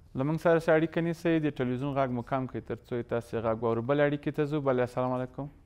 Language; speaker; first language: Pashto; native; Pashto